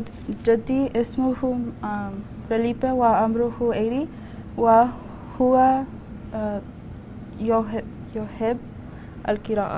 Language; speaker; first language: Arabic; non-native, learner; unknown